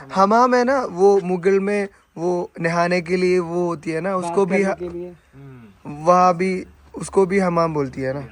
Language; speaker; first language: Hindi; non-native, local second language; Malayalam